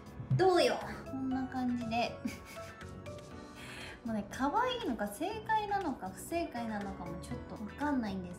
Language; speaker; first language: Japanese; native; Japanese